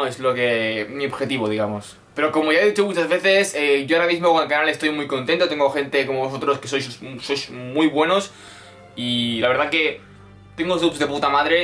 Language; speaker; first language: Spanish; native; Spanish